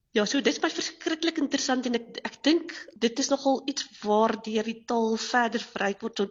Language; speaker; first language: Afrikaans; native; Afrikaans